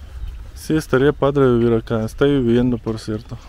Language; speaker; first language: Spanish; non-native, fluent; Russian